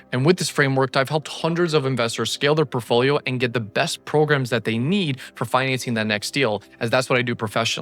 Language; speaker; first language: English; native; English